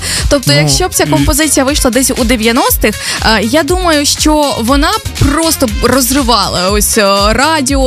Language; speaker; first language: Ukrainian; native; Ukrainian